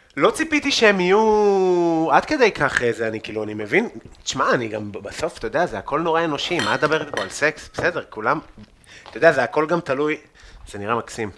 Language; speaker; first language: Hebrew; native; Hebrew